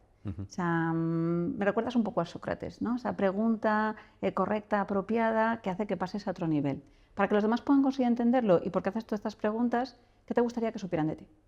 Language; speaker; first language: Spanish; native; Spanish